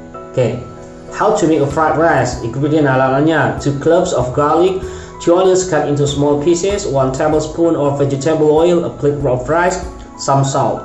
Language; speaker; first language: English; non-native, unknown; Indonesian